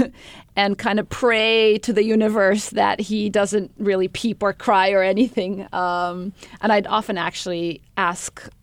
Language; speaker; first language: English; non-native, fluent; Arabic